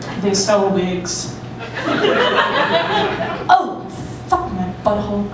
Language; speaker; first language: English; native; English